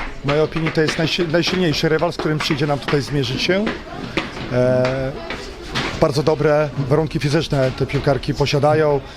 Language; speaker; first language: Polish; native; Polish